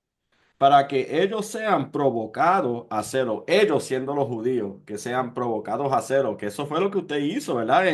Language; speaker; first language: Spanish; early bilingual, heritage; Spanish